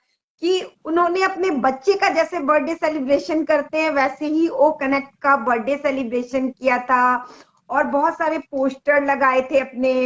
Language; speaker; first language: Hindi; native; Hindi